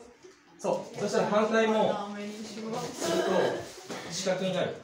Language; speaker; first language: Japanese; native; Japanese